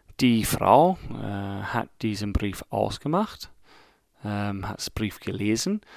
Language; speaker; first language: German; non-native, fluent; English